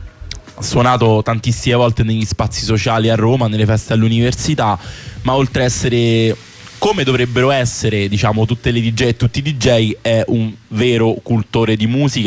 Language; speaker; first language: Italian; native; Italian